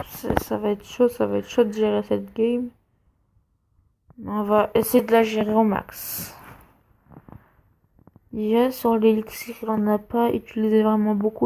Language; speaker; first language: French; native; French